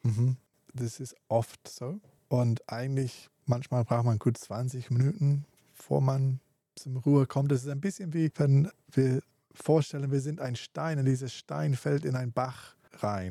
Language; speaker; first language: German; non-native, fluent; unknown